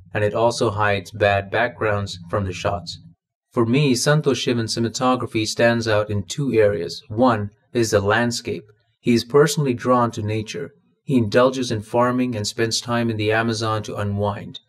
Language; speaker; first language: English; non-native, local second language; Malayalam